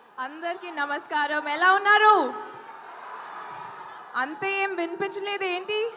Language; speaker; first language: Telugu; non-native, fluent; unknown